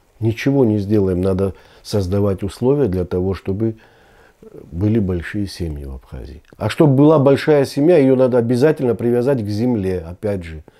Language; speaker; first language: Russian; non-native, local second language; Abkhazian